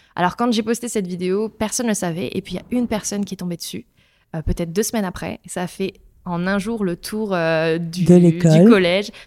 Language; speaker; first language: French; native; French